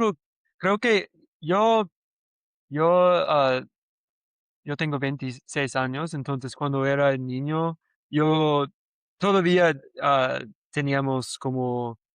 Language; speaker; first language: Spanish; non-native, learner; English